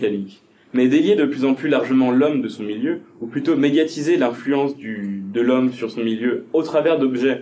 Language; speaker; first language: French; native; French